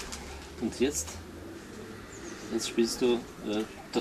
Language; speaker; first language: German; non-native, fluent; Polish